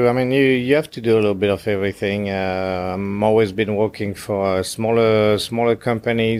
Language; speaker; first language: English; non-native, fluent; French